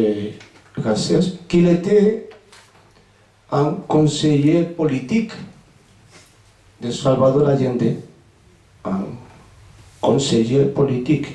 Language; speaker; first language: French; non-native, fluent; Spanish